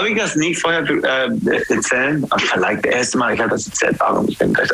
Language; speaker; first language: German; non-native, fluent; English